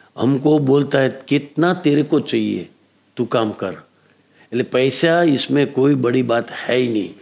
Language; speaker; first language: Hindi; non-native, local second language; Gujarati